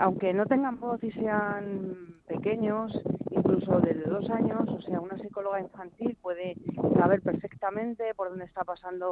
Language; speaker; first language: Spanish; native; Spanish